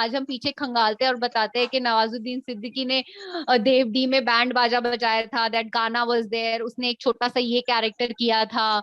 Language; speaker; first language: Hindi; native; Hindi